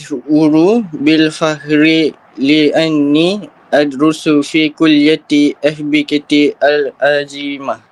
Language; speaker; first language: Arabic; non-native, learner; Malay